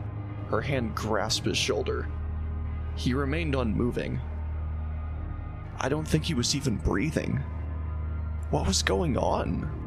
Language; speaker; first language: English; native; English